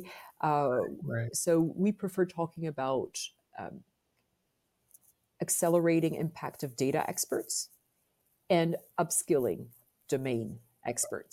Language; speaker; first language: English; non-native, fluent; French